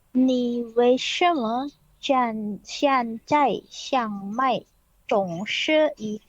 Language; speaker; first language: Chinese; non-native, learner; Indonesian